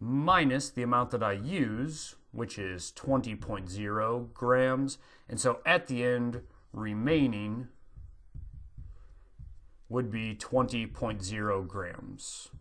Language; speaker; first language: English; native; English